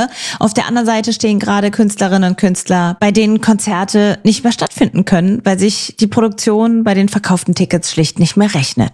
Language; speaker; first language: German; native; German